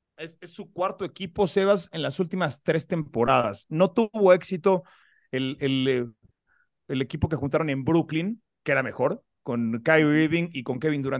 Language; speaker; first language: Spanish; native; Spanish